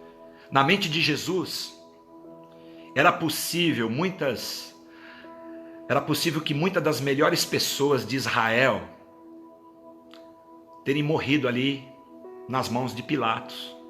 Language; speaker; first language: Portuguese; native; Portuguese